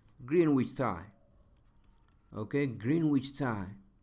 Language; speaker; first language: English; non-native, local second language; Amharic